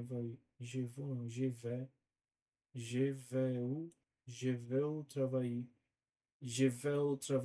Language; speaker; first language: French; non-native, learner; Portuguese